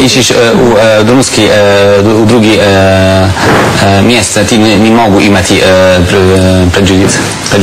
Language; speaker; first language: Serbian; non-native, learner; Italian